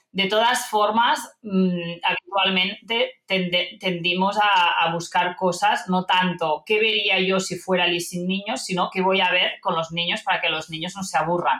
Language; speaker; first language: Spanish; non-native, local second language; Catalan